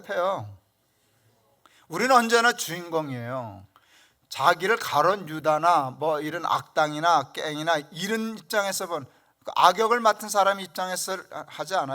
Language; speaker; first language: Korean; native; Korean